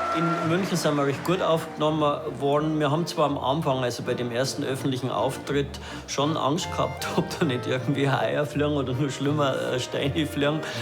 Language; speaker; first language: German; native; German